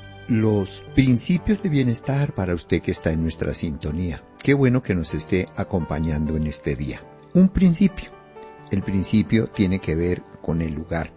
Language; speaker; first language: Spanish; native; Spanish